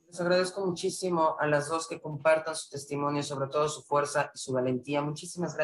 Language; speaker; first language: Spanish; native; Spanish